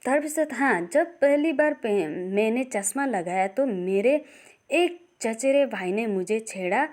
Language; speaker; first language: Hindi; non-native, local second language; Assamese